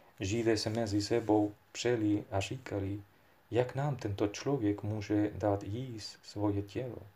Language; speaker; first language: Czech; non-native, fluent; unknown